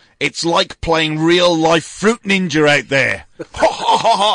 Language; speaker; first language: English; native; English